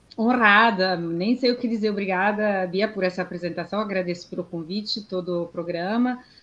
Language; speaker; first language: Portuguese; non-native, fluent; Italian